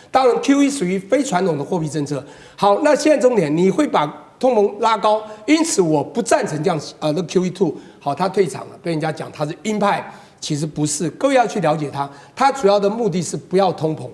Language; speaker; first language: Chinese; native; Chinese